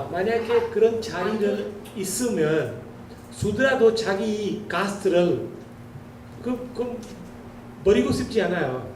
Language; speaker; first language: Korean; non-native, learner; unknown